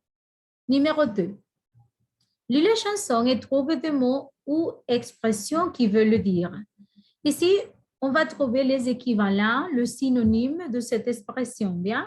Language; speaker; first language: French; non-native, fluent; Spanish